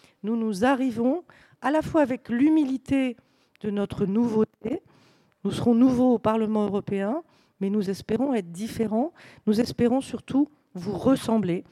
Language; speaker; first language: French; native; French